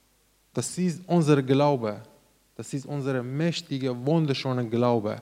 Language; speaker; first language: German; non-native, learner; Persian